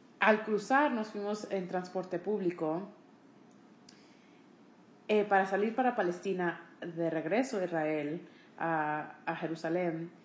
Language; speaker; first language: Spanish; early bilingual, heritage; Spanish